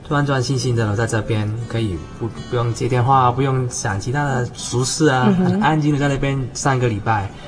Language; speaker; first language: Chinese; non-native, local second language; Cantonese